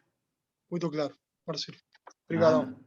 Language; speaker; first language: Portuguese; non-native, learner; Spanish